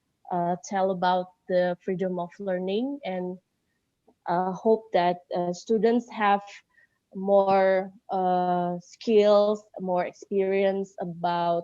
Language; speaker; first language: English; non-native, learner; Indonesian